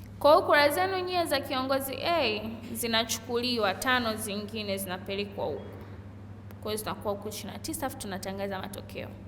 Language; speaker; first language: Swahili; native; Swahili